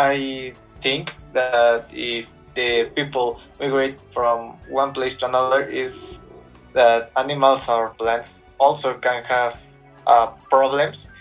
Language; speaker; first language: English; non-native, learner; Spanish